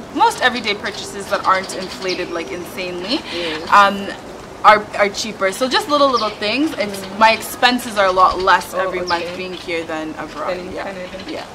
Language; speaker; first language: English; native; English